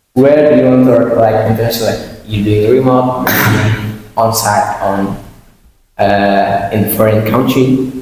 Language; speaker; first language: English; non-native, learner; Indonesian